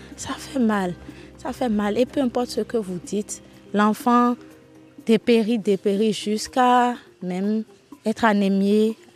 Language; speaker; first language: French; non-native, local second language; Fon